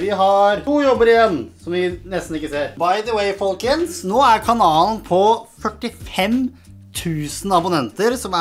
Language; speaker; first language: Norwegian; native; Norwegian